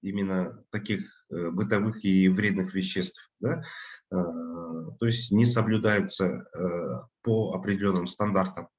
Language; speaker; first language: Russian; non-native, local second language; Kazakh